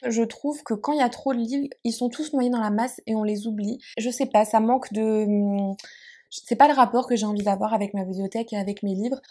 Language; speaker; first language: French; native; French